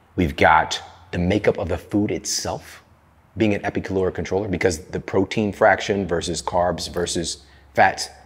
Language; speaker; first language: English; native; English